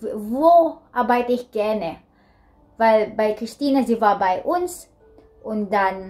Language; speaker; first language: German; non-native, learner; Filipino